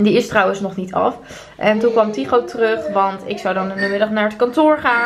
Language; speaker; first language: Dutch; native; Dutch